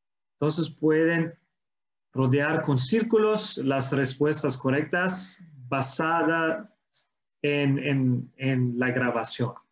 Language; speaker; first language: Spanish; non-native, fluent; English